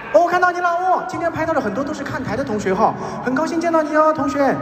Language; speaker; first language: Chinese; native; Chinese